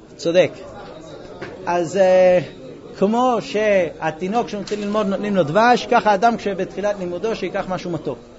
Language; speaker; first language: Hebrew; non-native, fluent; English